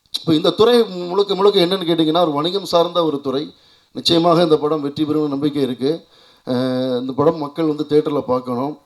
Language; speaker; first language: Tamil; native; Tamil